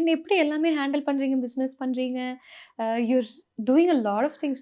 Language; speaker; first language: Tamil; native; Tamil